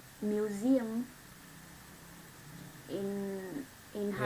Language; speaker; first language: English; non-native, learner; Vietnamese